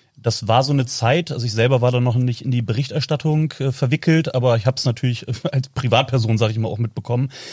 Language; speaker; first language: German; native; German